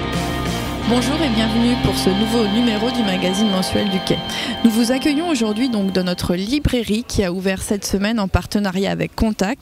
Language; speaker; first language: French; native; French